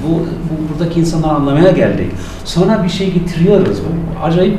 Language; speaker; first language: Turkish; non-native, fluent; German